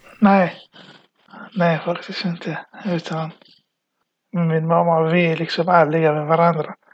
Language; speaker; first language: Swedish; early bilingual, other home language; Arabic